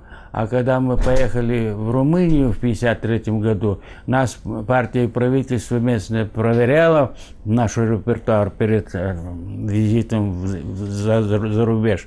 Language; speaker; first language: Russian; native; Russian